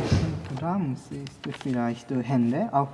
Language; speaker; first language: German; non-native, learner; Japanese